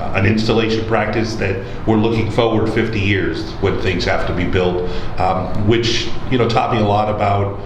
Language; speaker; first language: English; native; English